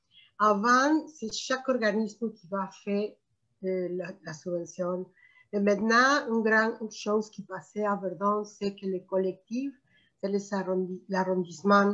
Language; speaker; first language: French; non-native, fluent; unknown